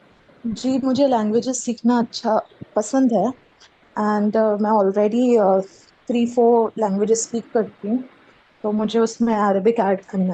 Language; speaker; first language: Hindi; native; Hindi